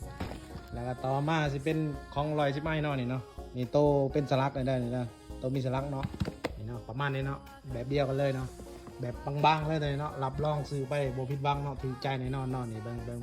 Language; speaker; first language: Thai; non-native, local second language; Lao